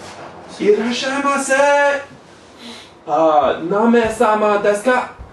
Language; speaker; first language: Japanese; non-native, learner; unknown